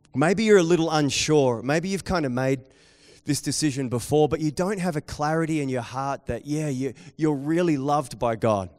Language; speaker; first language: English; native; English